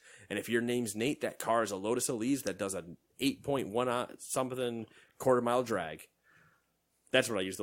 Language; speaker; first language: English; native; English